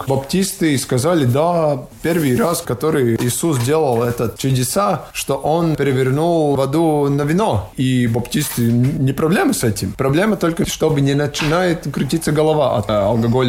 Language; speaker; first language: Russian; non-native, local second language; Latvian